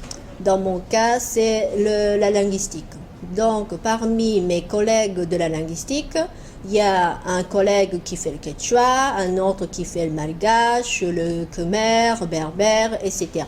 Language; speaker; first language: French; non-native, fluent; Japanese